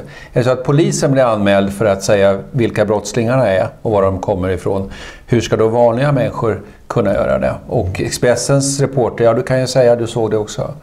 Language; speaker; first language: Swedish; native; Swedish